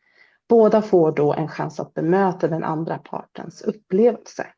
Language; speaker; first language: Swedish; native; Swedish